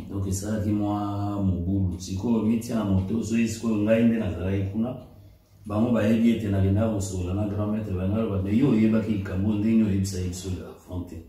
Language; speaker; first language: Lingala; native; Lingala